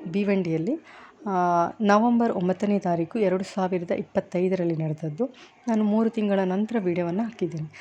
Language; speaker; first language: Kannada; non-native, local second language; Tulu